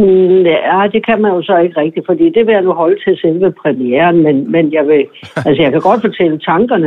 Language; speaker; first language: Danish; native; Danish